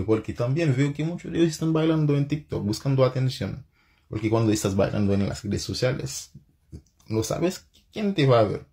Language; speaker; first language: Spanish; non-native, fluent; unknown